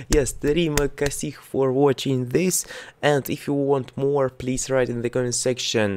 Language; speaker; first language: English; non-native, learner; Russian